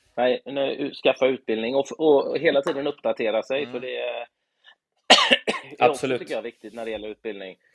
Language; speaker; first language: Swedish; native; Swedish